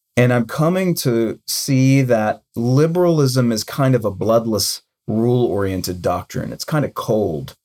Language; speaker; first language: English; native; English